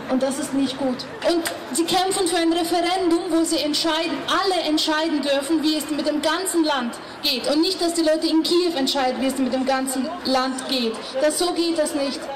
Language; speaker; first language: German; non-native, fluent; Ukrainian